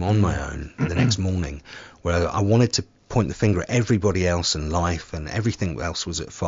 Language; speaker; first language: English; native; English